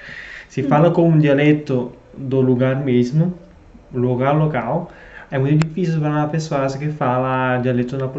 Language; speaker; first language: Portuguese; non-native, fluent; Italian